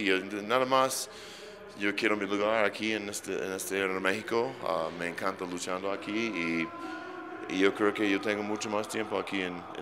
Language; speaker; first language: Spanish; non-native, fluent; English